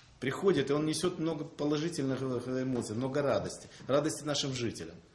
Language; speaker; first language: Russian; native; Russian